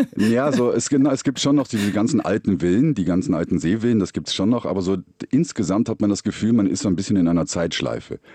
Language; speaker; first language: German; native; German